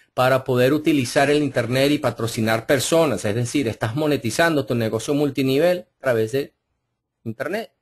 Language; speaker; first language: Spanish; early bilingual, heritage; Spanish